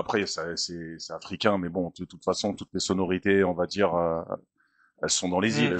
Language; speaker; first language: French; native; French